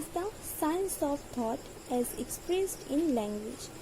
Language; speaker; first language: English; non-native, local second language; Assamese